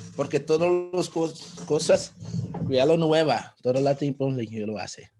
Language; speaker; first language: Spanish; non-native, learner; English